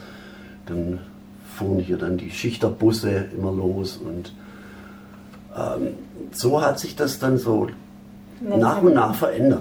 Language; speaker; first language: German; native; German